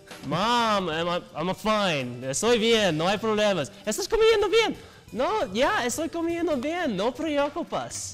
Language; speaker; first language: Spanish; non-native, learner; English